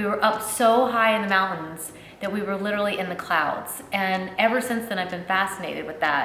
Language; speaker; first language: English; native; English